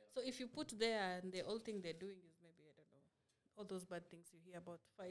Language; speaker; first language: English; non-native, local second language; Swahili